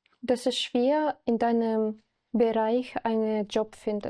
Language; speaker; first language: German; non-native, learner; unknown